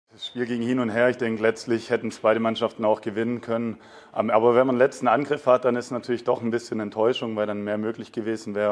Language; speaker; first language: German; native; German